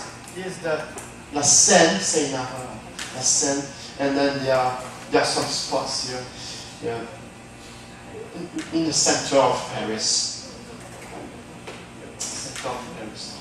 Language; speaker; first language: English; non-native, fluent; French